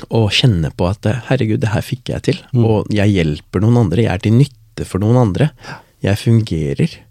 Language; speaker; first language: Norwegian; non-native, local second language; Tamil